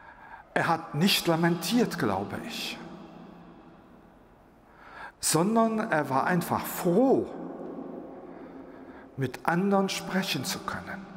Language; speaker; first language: German; non-native, local second language; Luxembourgish